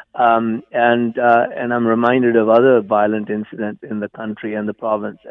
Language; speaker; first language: English; non-native, local second language; Punjabi